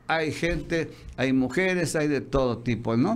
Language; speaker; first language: Spanish; native; Spanish